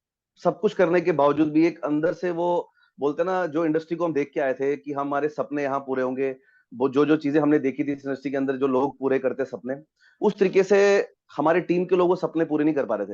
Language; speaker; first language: Hindi; native; Hindi